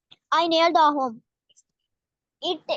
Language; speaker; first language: English; non-native, learner; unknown